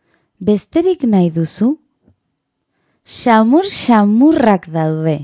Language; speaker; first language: Basque; non-native, learner; Spanish